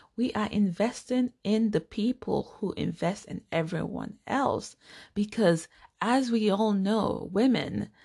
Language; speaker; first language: English; non-native, local second language; Igbo